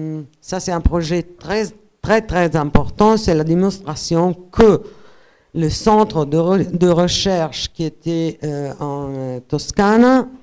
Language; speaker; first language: French; non-native, fluent; Italian